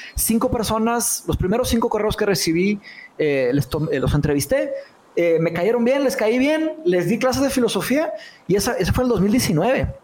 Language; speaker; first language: Spanish; early bilingual, other home language; Portuguese